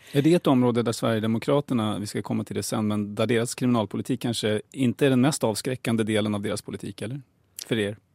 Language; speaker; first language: Swedish; native; Swedish